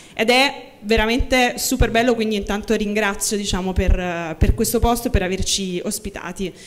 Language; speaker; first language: Italian; native; Italian